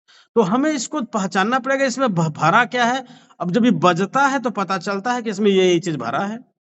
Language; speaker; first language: Hindi; native; Hindi